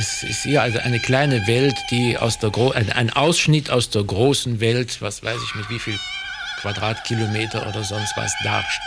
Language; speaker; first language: German; native; German